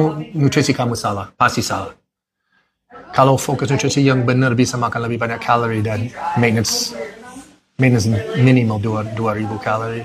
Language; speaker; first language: Indonesian; non-native, learner; English